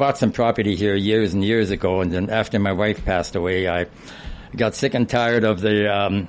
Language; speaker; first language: English; native; English